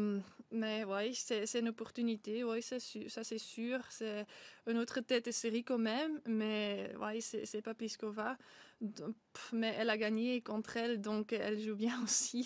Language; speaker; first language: French; non-native, local second language; Dutch